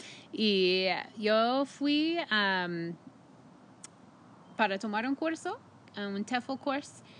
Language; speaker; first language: Spanish; non-native, fluent; English